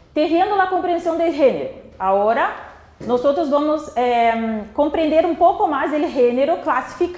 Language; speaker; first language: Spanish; non-native, fluent; Portuguese